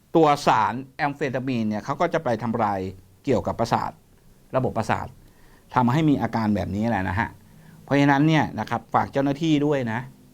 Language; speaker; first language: Thai; native; Thai